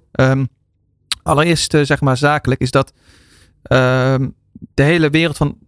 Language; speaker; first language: Dutch; native; Dutch